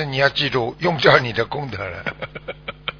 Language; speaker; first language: Chinese; native; Chinese